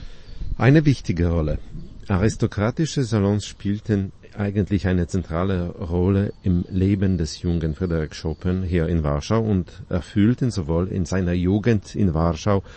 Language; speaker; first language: German; non-native, fluent; Polish